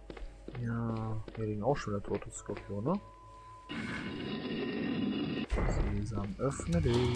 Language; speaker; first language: German; native; German